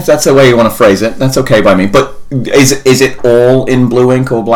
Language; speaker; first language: English; native; English